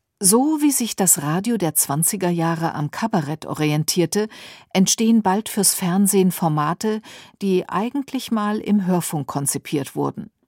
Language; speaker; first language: German; native; German